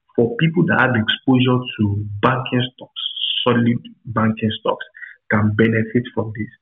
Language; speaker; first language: English; non-native, local second language; Yoruba